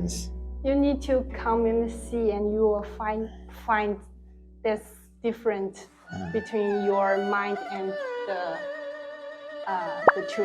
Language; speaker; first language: English; non-native, learner; Chinese